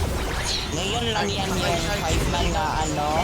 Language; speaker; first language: Filipino; native; Filipino